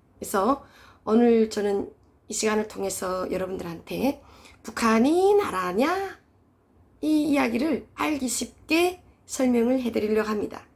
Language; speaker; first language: Korean; native; Korean